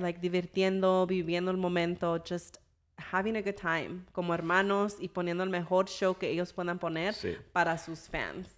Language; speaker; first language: Spanish; early bilingual, heritage; English